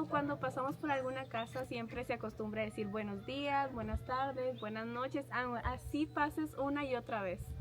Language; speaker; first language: Spanish; native; Spanish